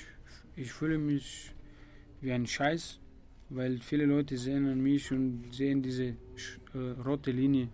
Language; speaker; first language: German; non-native, fluent; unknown